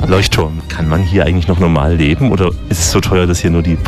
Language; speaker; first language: German; native; German